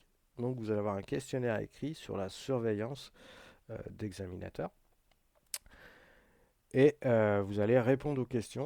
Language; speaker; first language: French; native; French